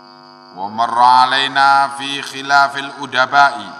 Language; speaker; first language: Arabic; non-native, fluent; Indonesian